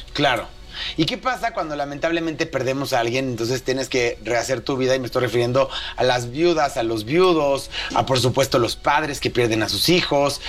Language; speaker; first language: Spanish; native; Spanish